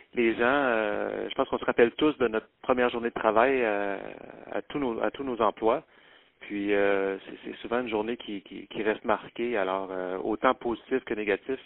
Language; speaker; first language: French; native; French